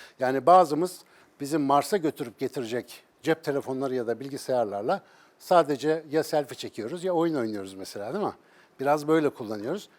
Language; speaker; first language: Turkish; native; Turkish